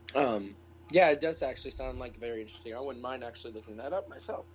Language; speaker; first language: English; native; English